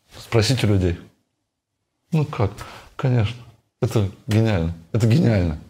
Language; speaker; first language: Russian; native; Russian